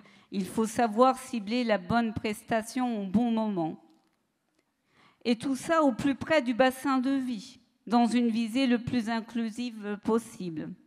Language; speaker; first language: French; native; French